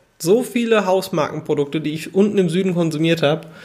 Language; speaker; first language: German; native; German